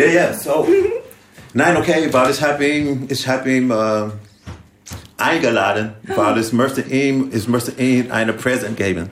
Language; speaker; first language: German; non-native, learner; English